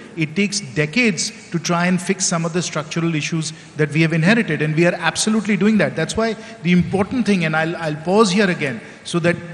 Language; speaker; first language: English; non-native, local second language; Hindi